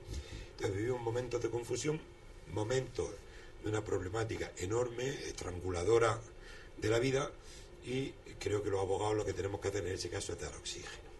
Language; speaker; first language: Spanish; native; Spanish